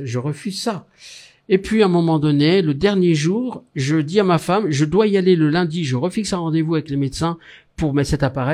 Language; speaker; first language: French; native; French